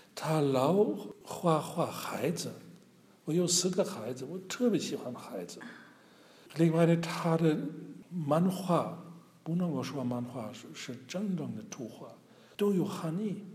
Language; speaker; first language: Chinese; non-native, fluent; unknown